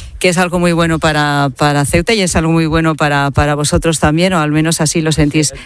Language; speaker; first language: Spanish; native; Spanish